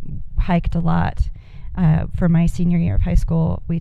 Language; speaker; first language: English; native; English